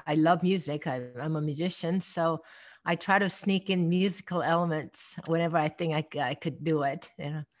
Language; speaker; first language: English; non-native, fluent; Korean